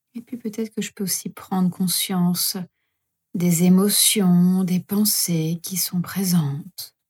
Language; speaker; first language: French; native; French